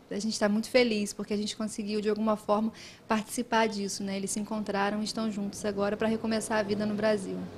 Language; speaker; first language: Portuguese; native; Portuguese